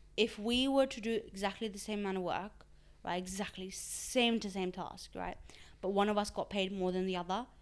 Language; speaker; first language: English; early bilingual, other home language; Urdu